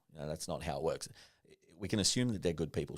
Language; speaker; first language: English; native; English